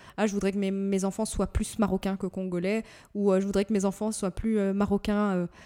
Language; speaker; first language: French; native; French